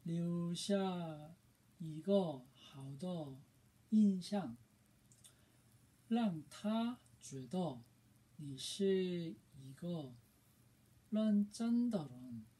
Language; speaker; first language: Chinese; non-native, learner; Korean